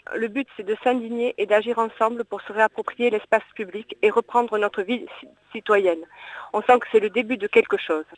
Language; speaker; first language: French; native; French